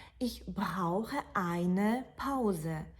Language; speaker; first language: German; non-native, fluent; Ukrainian